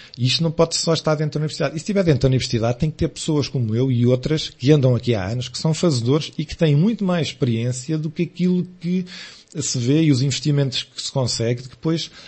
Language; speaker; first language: Portuguese; native; Portuguese